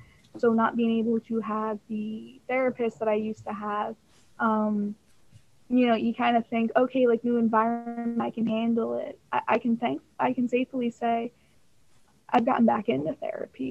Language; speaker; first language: English; native; English